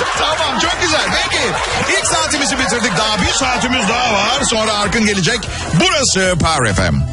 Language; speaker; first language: Turkish; native; Turkish